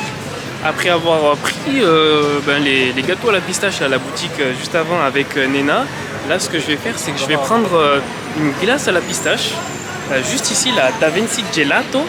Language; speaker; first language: French; native; French